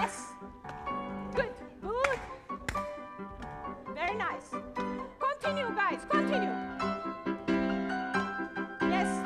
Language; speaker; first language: English; non-native, learner; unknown